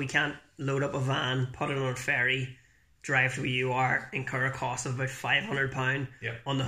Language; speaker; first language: English; native; English